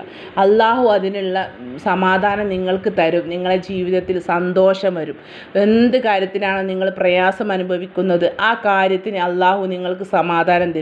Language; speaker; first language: Malayalam; native; Malayalam